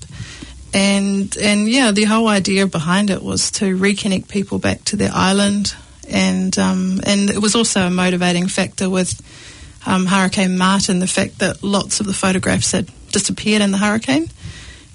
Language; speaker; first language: English; native; English